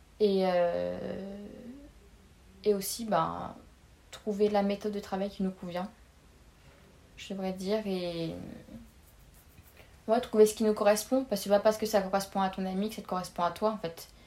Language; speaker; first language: French; native; French